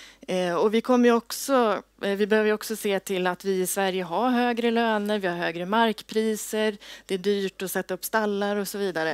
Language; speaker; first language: Swedish; native; Swedish